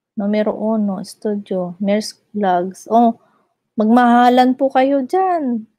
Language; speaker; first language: Filipino; non-native, local second language; Iloko